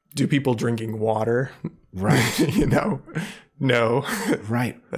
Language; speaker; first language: English; native; English